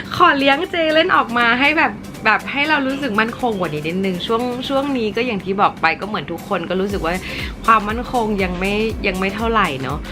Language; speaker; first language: Thai; early bilingual, heritage; English